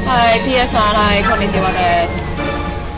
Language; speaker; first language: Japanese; non-native, learner; Cantonese